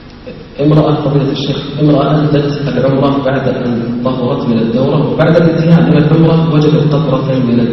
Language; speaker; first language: Arabic; native; Arabic